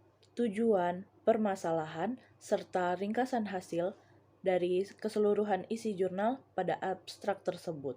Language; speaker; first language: Indonesian; native; Indonesian